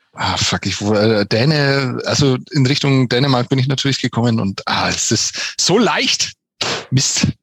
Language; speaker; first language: German; native; German